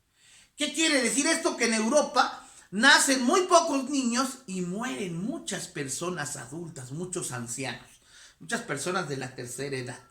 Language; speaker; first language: Spanish; native; Spanish